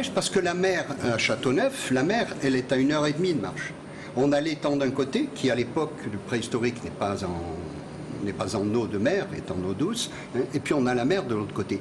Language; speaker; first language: French; native; French